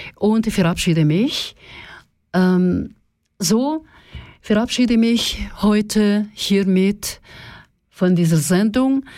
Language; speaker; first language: German; non-native, fluent; Russian